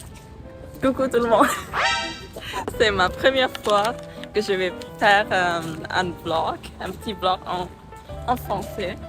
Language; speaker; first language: French; non-native, learner; Thai